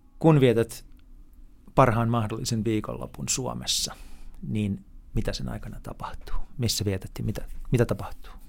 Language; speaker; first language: Finnish; native; Finnish